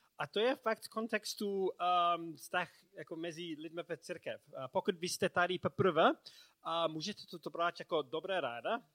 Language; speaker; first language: Czech; non-native, learner; English